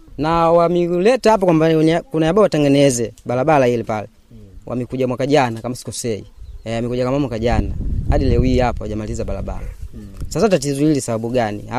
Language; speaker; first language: Swahili; non-native, local second language; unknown